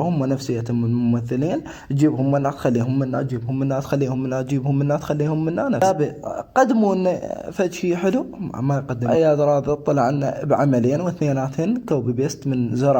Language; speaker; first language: Arabic; native; Arabic